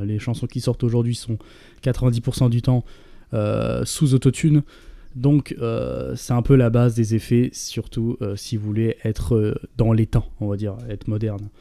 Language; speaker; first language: French; native; French